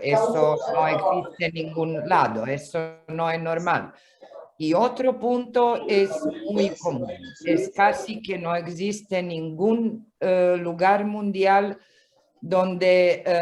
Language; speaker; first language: Spanish; non-native, fluent; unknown